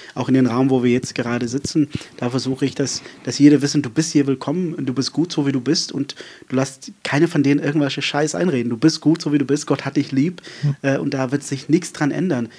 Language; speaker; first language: German; non-native, fluent; Afrikaans